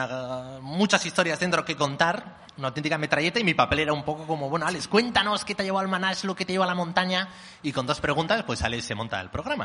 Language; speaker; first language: Spanish; native; Spanish